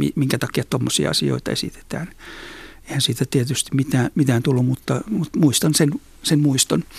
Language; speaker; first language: Finnish; native; Finnish